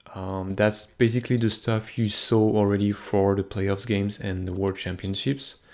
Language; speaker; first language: English; non-native, fluent; French